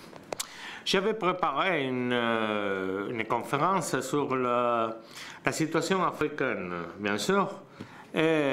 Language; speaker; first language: French; non-native, learner; Spanish